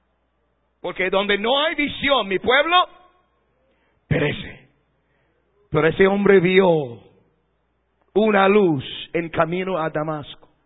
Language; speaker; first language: Spanish; non-native, fluent; English